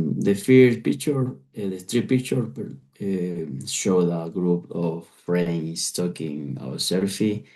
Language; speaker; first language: English; non-native, learner; Spanish